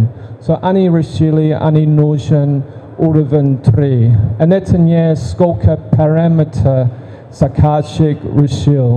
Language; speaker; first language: Russian; non-native, learner; English